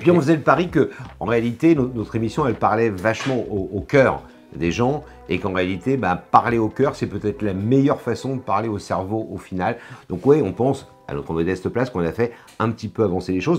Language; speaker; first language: French; native; French